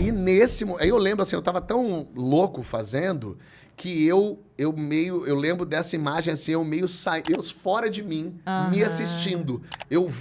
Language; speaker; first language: Portuguese; native; Portuguese